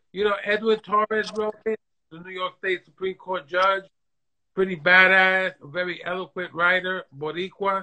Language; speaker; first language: English; native; English